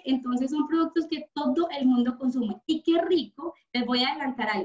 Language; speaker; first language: Spanish; native; Spanish